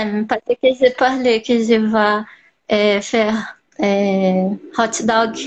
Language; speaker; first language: French; non-native, learner; Portuguese